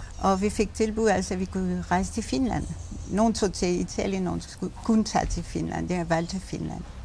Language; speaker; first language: Danish; non-native, fluent; French